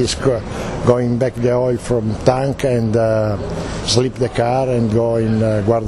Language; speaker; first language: English; non-native, learner; Italian